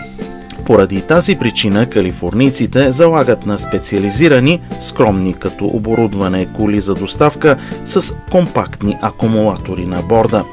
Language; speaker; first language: Bulgarian; native; Bulgarian